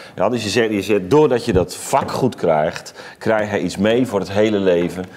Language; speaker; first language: Dutch; native; Dutch